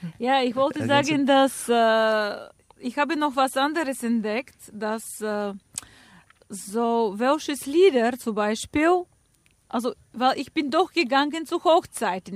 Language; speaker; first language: German; non-native, fluent; Bulgarian